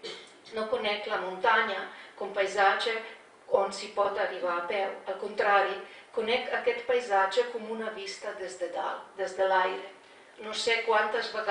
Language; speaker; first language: Catalan; non-native, fluent; Slovenian